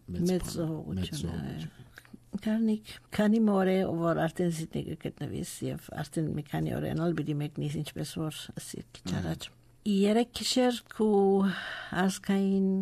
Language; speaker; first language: Armenian; early bilingual, heritage; Armenian